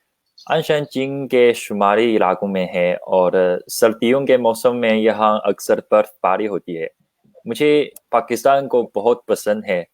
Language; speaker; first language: Hindi; non-native, learner; Chinese